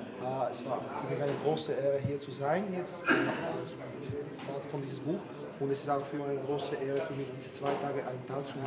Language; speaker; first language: German; non-native, learner; Slovak